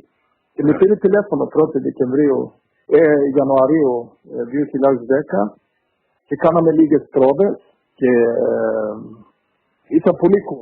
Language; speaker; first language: Greek; early bilingual, heritage; Greek